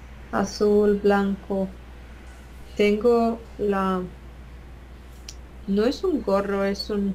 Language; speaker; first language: Spanish; non-native, fluent; Latvian